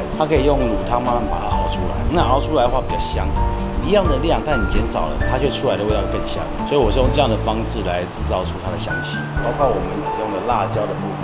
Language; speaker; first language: Chinese; native; Chinese